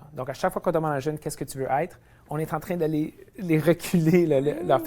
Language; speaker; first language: French; native; French